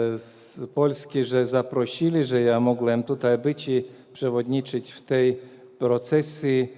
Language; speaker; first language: Polish; non-native, fluent; Latvian